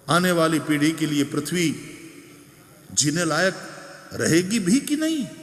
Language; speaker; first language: Hindi; non-native, local second language; Gujarati